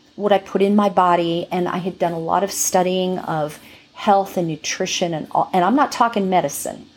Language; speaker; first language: English; native; English